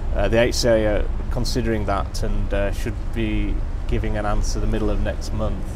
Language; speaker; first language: English; native; English